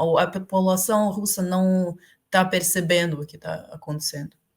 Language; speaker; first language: Portuguese; non-native, fluent; Ukrainian